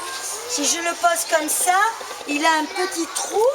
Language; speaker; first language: French; native; French